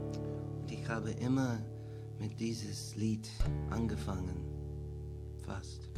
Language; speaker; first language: German; non-native, learner; English